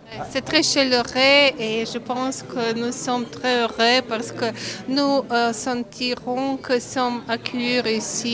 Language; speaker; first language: French; non-native, learner; Serbian